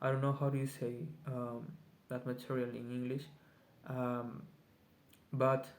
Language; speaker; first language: English; non-native, learner; Spanish